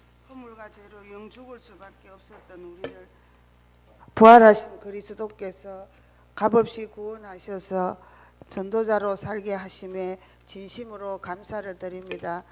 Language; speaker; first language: Korean; native; Korean